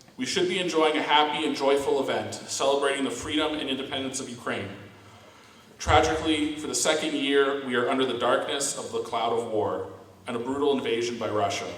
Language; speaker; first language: English; early bilingual, other home language; Ukrainian